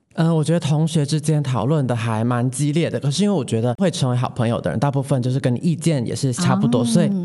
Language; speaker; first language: Chinese; native; Chinese